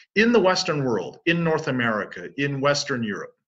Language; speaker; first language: English; native; English